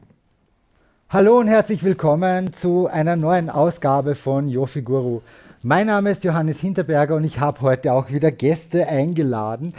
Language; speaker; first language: German; native; German